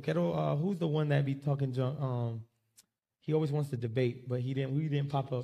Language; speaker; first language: English; early bilingual, other home language; Spanish